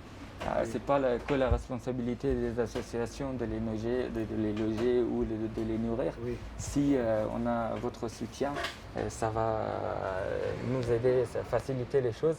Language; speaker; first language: French; non-native, fluent; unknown